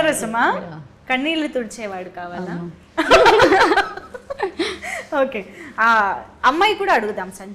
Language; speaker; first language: Telugu; native; Telugu